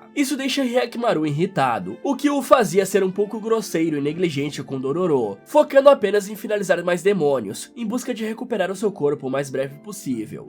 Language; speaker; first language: Portuguese; native; Portuguese